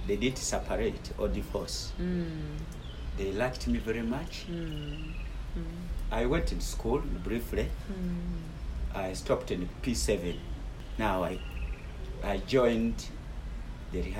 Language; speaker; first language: English; non-native, local second language; Ganda